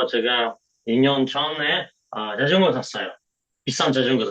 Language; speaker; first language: Korean; non-native, learner; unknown